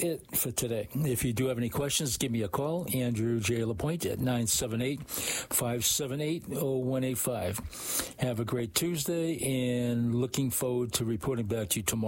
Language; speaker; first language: English; native; English